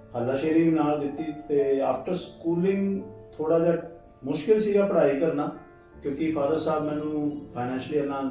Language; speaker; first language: Punjabi; non-native, local second language; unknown